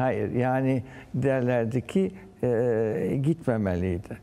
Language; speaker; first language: Turkish; early bilingual, heritage; Turkish